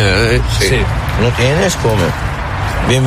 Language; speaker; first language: Spanish; non-native, learner; Arabic